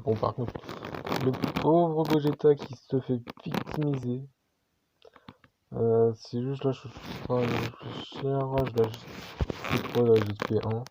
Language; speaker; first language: French; native; French